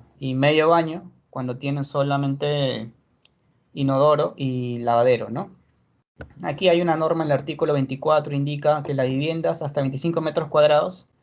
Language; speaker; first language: Spanish; native; Spanish